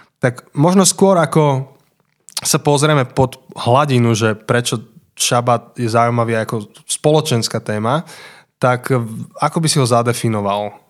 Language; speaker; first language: Slovak; native; Slovak